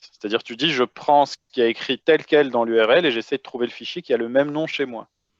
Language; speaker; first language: French; native; French